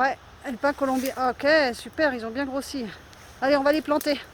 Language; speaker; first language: French; native; French